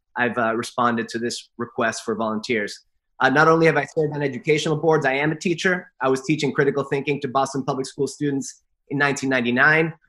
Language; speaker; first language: English; native; English